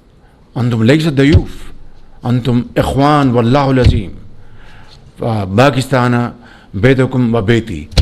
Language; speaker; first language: Arabic; non-native, learner; Urdu